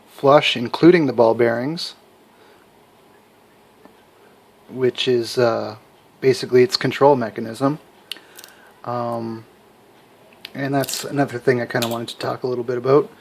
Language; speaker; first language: English; native; English